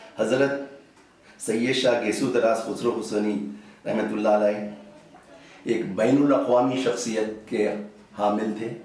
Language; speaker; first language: Urdu; native; Urdu